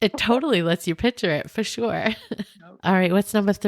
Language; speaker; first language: English; native; English